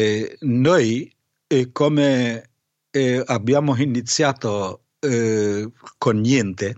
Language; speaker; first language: Italian; non-native, fluent; Albanian